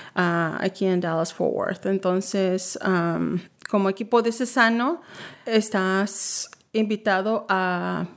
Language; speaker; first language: Spanish; early bilingual, heritage; Spanish